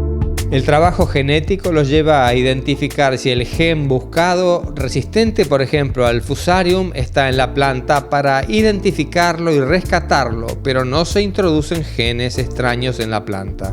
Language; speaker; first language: Spanish; native; Spanish